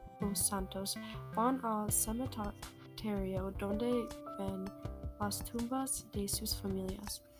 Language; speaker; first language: Spanish; non-native, learner; English